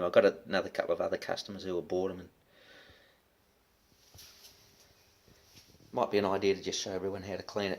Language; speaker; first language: English; native; English